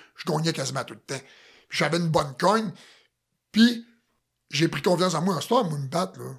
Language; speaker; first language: French; native; French